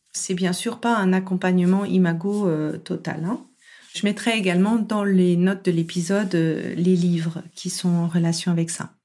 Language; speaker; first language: French; native; French